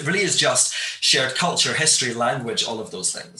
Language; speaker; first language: English; native; English